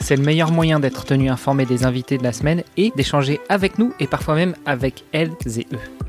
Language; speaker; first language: French; native; French